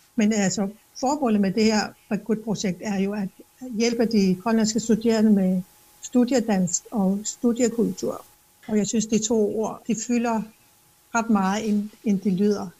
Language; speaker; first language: Danish; non-native, local second language; Kalaallisut